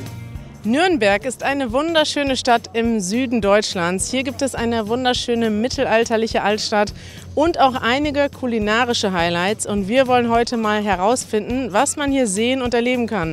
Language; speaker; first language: German; native; German